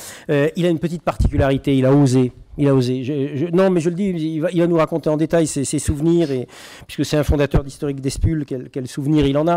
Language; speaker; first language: French; native; French